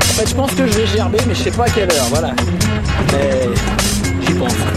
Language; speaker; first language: French; native; French